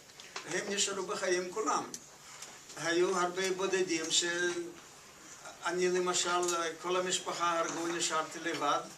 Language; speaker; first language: Hebrew; non-native, fluent; Yiddish